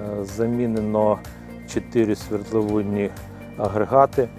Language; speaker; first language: Ukrainian; native; Ukrainian